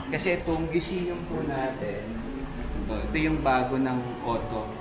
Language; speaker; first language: Filipino; native; Filipino